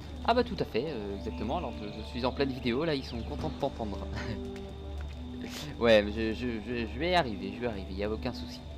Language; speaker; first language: French; native; French